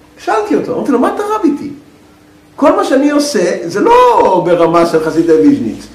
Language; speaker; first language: Hebrew; native; Hebrew